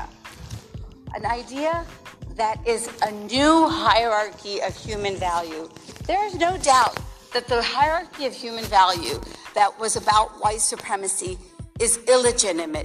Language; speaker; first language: English; early bilingual, other home language; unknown